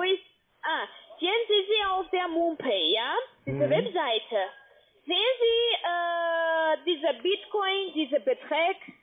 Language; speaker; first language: German; non-native, learner; Russian